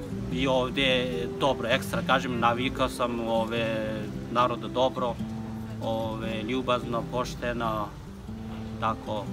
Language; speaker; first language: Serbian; non-native, learner; Chinese